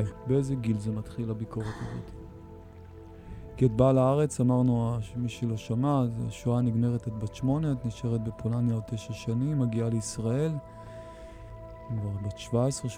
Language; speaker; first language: Hebrew; native; Hebrew